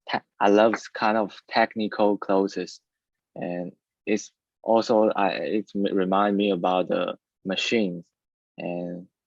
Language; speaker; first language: English; non-native, learner; Chinese